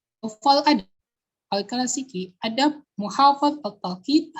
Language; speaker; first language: Arabic; non-native, learner; Indonesian